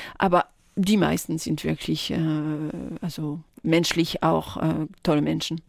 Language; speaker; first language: German; non-native, fluent; French